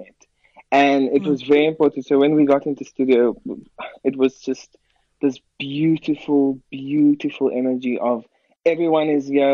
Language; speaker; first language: English; native; English